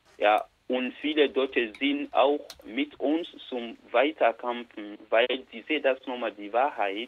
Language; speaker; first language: German; non-native, learner; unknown